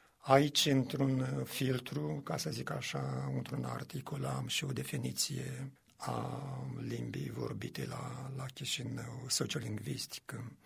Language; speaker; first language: Romanian; native; Romanian